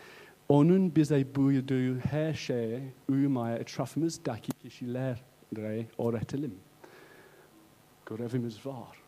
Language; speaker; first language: Turkish; non-native, learner; English